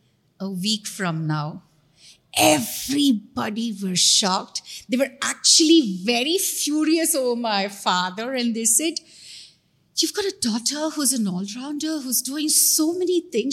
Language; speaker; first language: English; non-native, local second language; Tamil